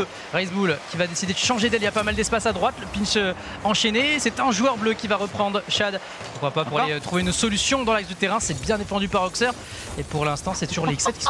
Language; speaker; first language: French; native; French